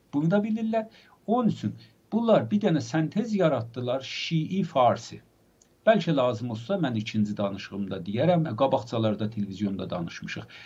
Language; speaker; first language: Azerbaijani; native; Azerbaijani